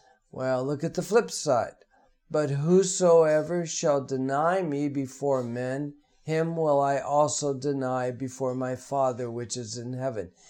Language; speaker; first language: English; native; English